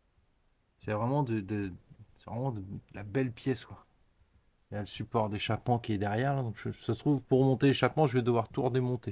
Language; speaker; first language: French; native; French